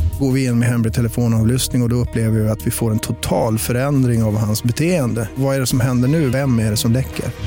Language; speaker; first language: Swedish; native; Swedish